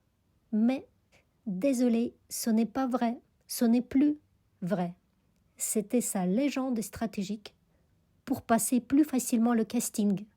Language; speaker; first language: French; non-native, fluent; Russian